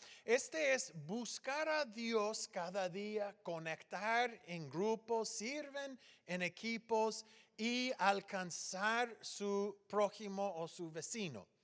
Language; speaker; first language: Spanish; non-native, fluent; English